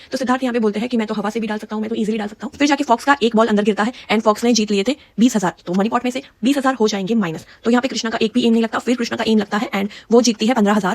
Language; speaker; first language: Hindi; native; Hindi